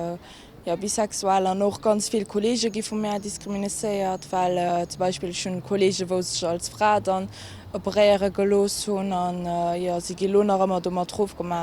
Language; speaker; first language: German; non-native, local second language; Luxembourgish